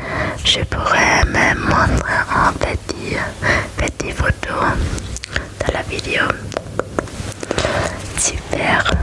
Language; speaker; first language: French; non-native, learner; German